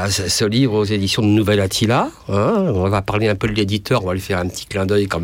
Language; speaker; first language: French; native; French